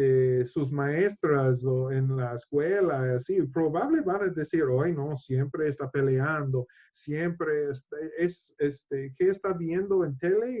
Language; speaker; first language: Spanish; non-native, learner; English